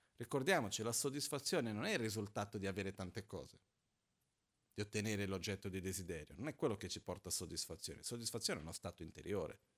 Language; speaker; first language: Italian; non-native, fluent; Portuguese